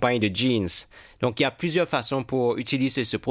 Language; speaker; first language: French; non-native, fluent; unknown